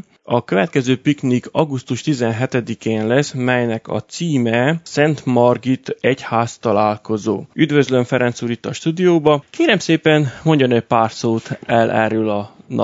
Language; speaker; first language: Hungarian; native; Hungarian